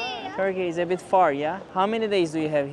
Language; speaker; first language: English; non-native, learner; Turkish